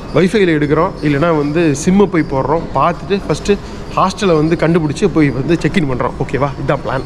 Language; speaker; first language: English; non-native, local second language; Tamil